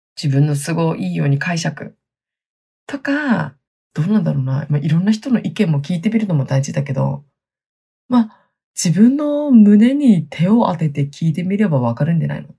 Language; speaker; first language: Japanese; native; Japanese